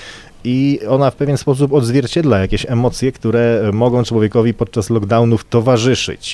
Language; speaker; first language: Polish; native; Polish